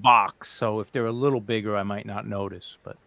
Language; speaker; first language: English; native; English